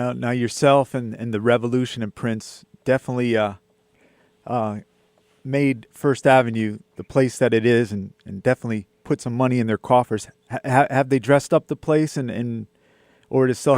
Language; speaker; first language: English; native; English